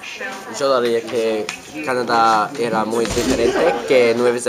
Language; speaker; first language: Spanish; non-native, learner; English